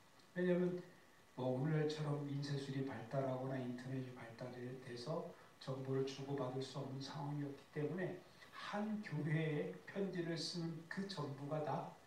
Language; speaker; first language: Korean; native; Korean